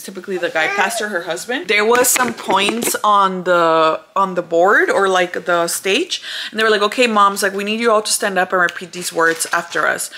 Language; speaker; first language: English; early bilingual, other home language; Spanish